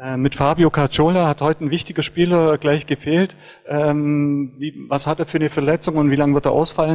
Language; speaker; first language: German; native; German